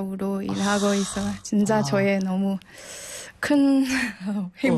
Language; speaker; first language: Korean; non-native, learner; Burmese